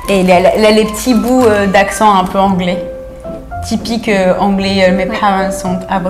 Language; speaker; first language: French; native; French